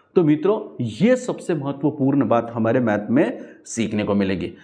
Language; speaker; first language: Hindi; non-native, local second language; Marathi